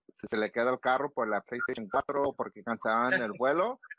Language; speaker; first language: Spanish; early bilingual, heritage; Spanish